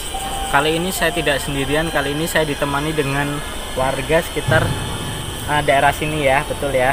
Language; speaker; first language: Indonesian; native; Indonesian